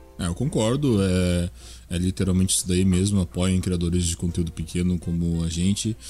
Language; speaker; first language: Portuguese; native; Portuguese